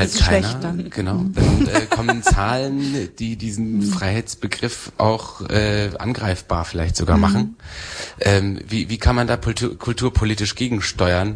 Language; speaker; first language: German; native; German